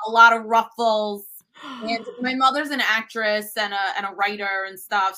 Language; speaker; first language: English; early bilingual, other home language; Italian